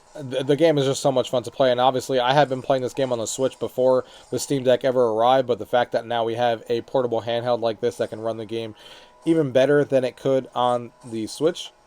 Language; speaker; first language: English; native; English